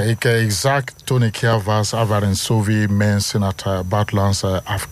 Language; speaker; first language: Dutch; non-native, learner; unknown